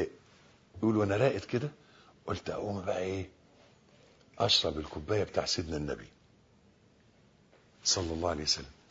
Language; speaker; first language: Arabic; native; Arabic